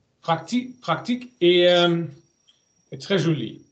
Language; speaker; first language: French; non-native, learner; German